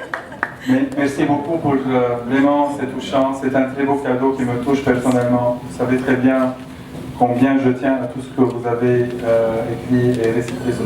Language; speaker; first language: French; non-native, local second language; Arabic